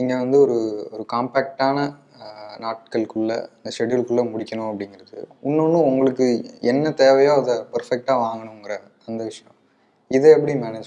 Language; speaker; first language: Tamil; native; Tamil